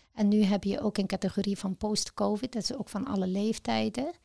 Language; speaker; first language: Dutch; non-native, fluent; Arabic